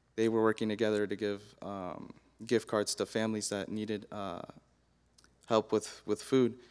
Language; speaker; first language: English; native; English